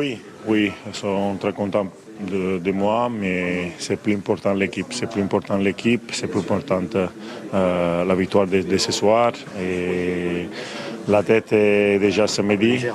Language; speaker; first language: French; non-native, learner; Italian